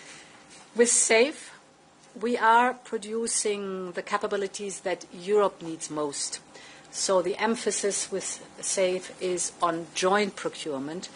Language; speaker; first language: English; non-native, fluent; German